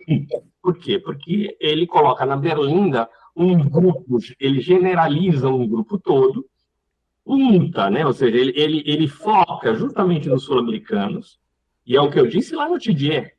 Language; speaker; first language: Portuguese; native; Portuguese